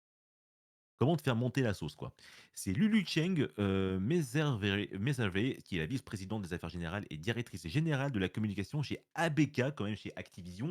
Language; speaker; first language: French; native; French